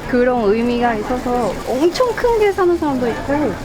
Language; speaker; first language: Korean; non-native, fluent; Chinese